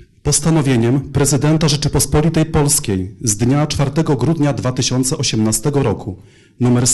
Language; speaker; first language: Polish; native; Polish